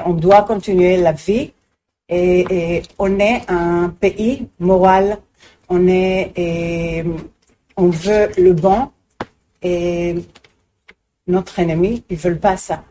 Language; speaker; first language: French; non-native, learner; Hebrew